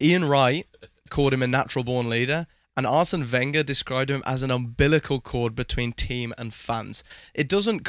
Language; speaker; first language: English; native; English